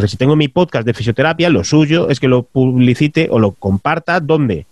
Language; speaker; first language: Spanish; native; Spanish